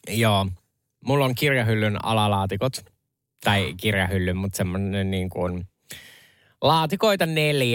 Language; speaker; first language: Finnish; native; Finnish